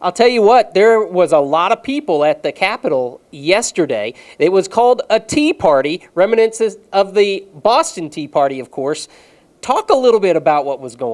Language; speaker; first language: English; native; English